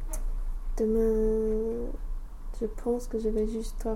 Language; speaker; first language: French; non-native, fluent; English